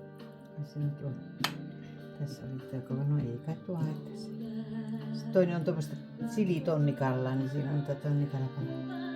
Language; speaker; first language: Finnish; native; Finnish